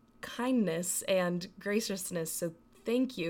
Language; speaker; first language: English; native; English